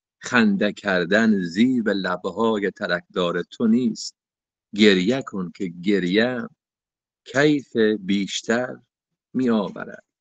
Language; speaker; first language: Persian; native; Persian